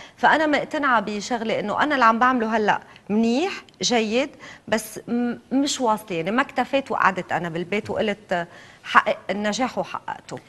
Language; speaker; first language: Arabic; native; Arabic